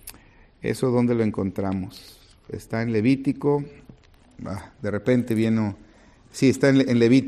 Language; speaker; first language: Spanish; native; Spanish